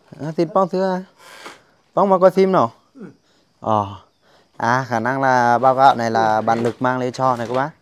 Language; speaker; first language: Vietnamese; non-native, local second language; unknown